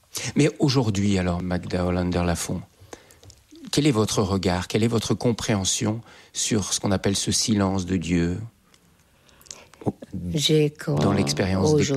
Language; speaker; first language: French; native; French